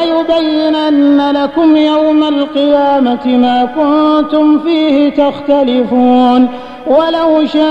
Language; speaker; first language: Arabic; native; Arabic